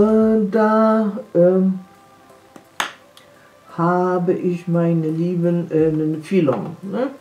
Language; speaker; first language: German; non-native, fluent; Polish